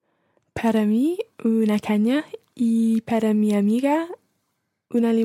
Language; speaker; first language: Spanish; non-native, learner; English